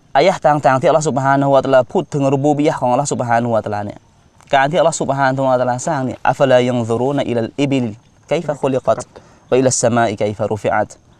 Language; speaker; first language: Thai; non-native, local second language; Malay